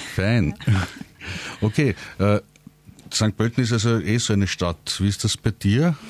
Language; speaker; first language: German; native; German